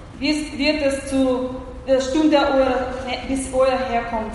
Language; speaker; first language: German; non-native, fluent; Russian